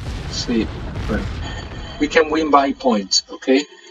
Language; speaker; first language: English; non-native, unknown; Spanish